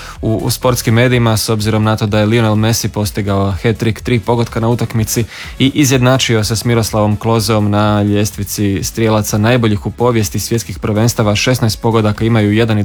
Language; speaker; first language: Serbian; native; Serbian